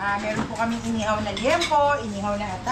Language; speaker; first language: Filipino; native; Filipino